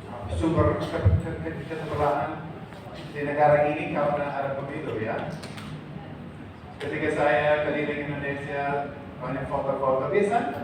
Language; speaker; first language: Indonesian; non-native, fluent; English